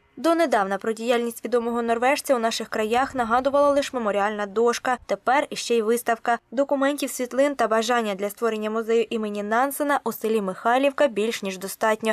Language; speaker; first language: Ukrainian; native; Ukrainian